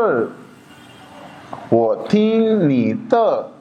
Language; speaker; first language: Chinese; non-native, learner; Urdu